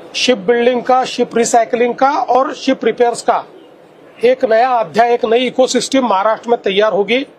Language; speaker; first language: Hindi; non-native, local second language; Marathi